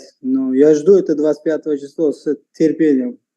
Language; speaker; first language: Russian; non-native, local second language; Uzbek